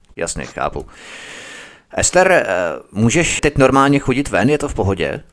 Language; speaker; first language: Czech; native; Czech